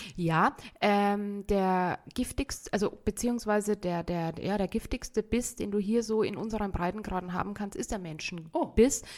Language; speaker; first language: German; native; German